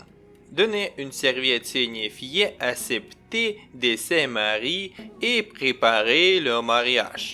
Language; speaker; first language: French; non-native, learner; Ukrainian